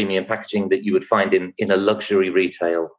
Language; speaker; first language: English; native; English